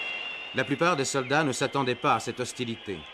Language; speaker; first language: French; native; French